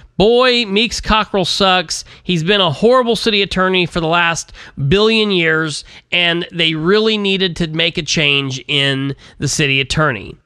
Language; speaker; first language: English; native; English